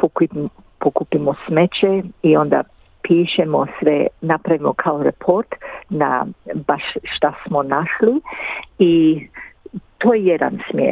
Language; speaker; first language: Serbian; early bilingual, heritage; English